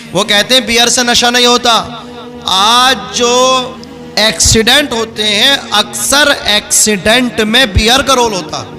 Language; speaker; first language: Urdu; native; Urdu